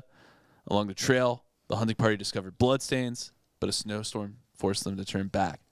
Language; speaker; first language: English; native; English